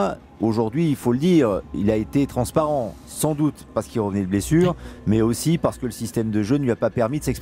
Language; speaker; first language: French; native; French